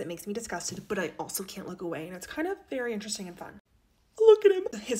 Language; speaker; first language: English; native; English